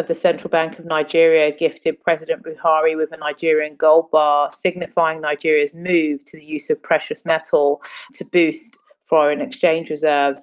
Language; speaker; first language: English; non-native, local second language; Akan